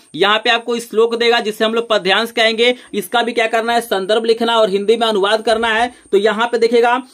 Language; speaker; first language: Hindi; native; Hindi